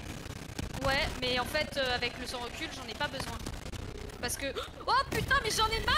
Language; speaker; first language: French; native; French